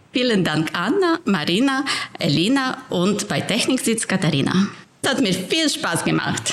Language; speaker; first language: German; non-native, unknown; Ukrainian